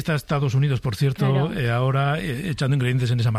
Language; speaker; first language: Spanish; native; Spanish